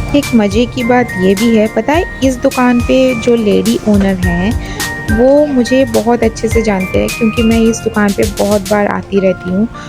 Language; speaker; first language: Hindi; non-native, local second language; Bangla